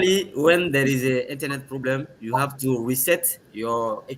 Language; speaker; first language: English; non-native, learner; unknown